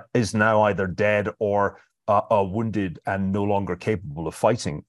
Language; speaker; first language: English; native; English